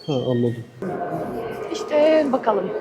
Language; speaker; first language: Turkish; non-native, fluent; Russian